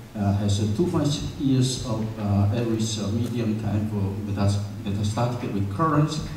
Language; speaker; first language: English; non-native, fluent; Chinese